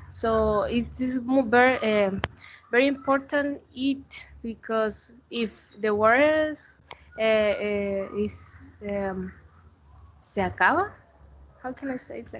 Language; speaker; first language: English; non-native, learner; Spanish